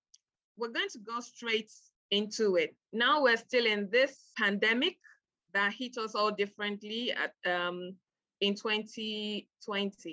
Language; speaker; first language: English; non-native, local second language; Yoruba